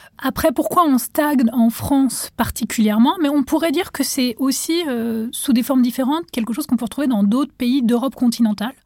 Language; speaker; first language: French; non-native, local second language; Arabic